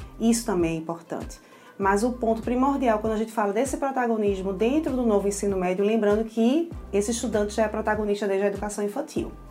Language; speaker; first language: Portuguese; native; Portuguese